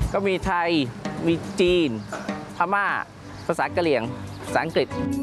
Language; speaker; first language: Thai; early bilingual, other home language; Chinese